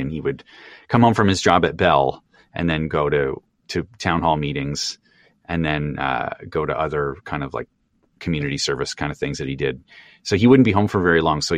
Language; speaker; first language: English; native; English